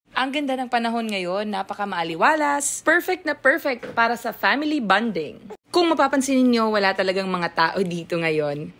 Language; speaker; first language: Filipino; non-native, local second language; Cebuano